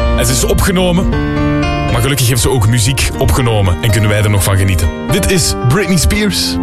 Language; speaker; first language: Dutch; native; Dutch